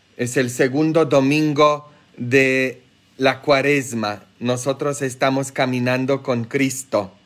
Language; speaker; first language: Spanish; non-native, fluent; Polish